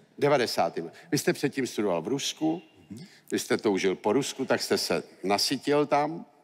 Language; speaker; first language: Czech; native; Czech